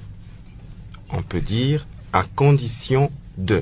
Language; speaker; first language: French; non-native, local second language; Lingala